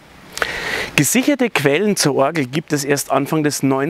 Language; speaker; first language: German; native; German